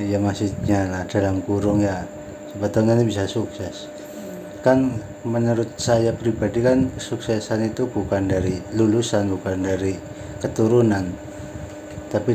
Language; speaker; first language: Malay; non-native, local second language; Javanese